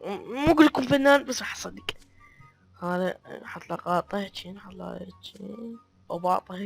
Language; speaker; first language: Arabic; native; Arabic